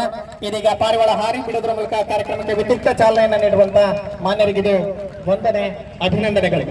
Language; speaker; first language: Kannada; native; Kannada